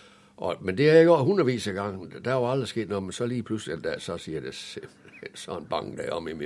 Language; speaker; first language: Danish; native; Danish